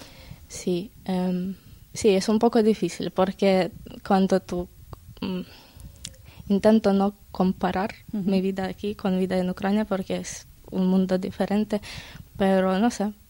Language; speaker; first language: Spanish; non-native, learner; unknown